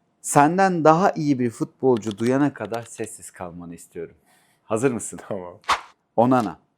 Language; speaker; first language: Turkish; native; Turkish